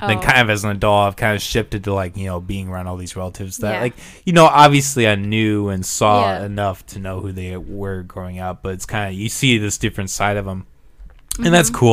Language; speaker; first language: English; native; English